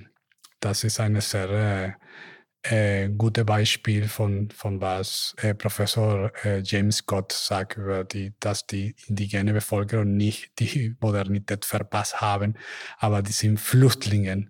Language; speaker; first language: German; non-native, learner; Spanish